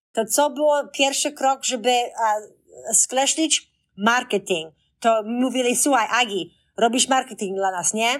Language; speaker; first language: Polish; early bilingual, heritage; Polish